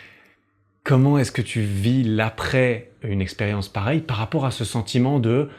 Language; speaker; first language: French; native; French